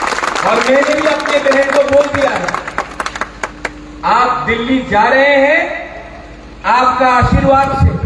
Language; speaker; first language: Hindi; non-native, local second language; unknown